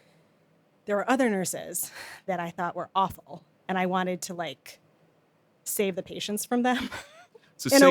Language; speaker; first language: English; native; English